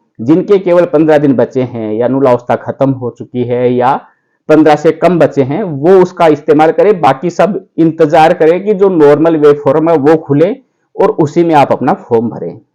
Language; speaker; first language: Hindi; native; Hindi